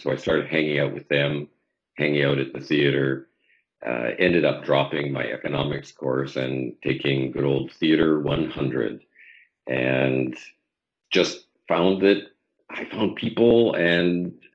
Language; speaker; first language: English; native; English